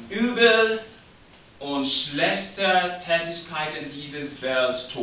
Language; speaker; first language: German; non-native, learner; English